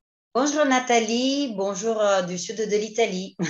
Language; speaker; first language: French; non-native, fluent; Italian